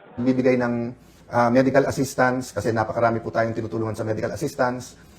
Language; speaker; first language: Filipino; native; Filipino